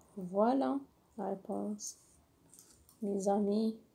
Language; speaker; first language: French; non-native, local second language; Arabic